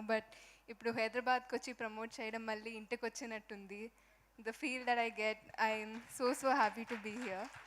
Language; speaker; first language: Telugu; non-native, local second language; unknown